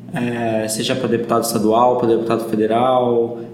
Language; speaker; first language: Portuguese; native; Portuguese